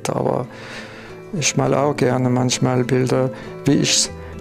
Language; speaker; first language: German; non-native, fluent; French